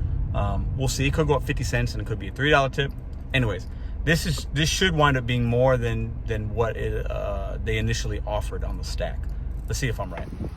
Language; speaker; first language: English; native; English